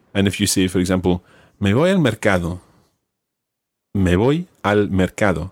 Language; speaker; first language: Spanish; non-native, fluent; English